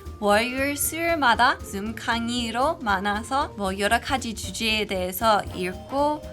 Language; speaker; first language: Korean; non-native, fluent; English